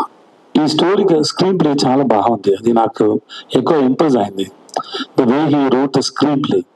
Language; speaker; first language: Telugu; non-native, learner; Tamil